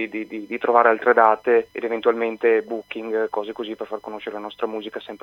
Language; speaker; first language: Italian; native; Italian